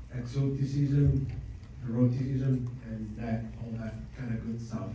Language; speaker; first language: English; non-native, fluent; Italian